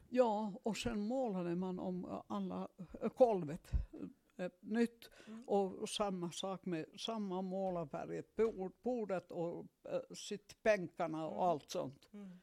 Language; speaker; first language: Swedish; non-native, fluent; Finnish